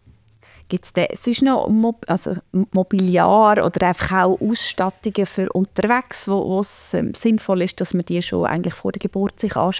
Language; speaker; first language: German; native; German